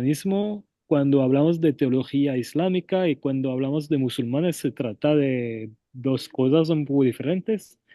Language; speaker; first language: Spanish; non-native, fluent; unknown